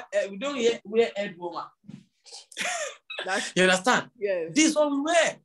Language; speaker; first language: English; non-native, local second language; Yoruba